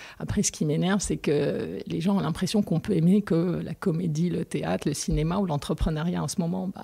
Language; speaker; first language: French; non-native, local second language; Arabic